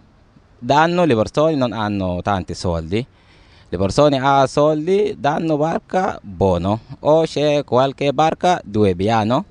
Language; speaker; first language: Italian; non-native, learner; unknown